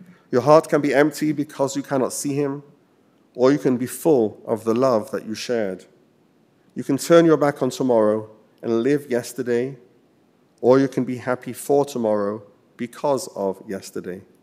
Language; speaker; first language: English; native; English